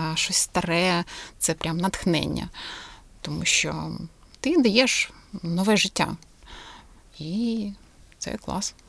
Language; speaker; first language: Ukrainian; non-native, local second language; Russian